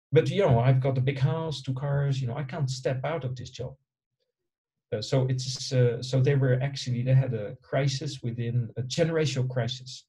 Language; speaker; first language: English; non-native, fluent; Dutch